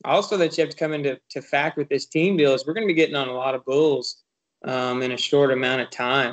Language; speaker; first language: English; native; English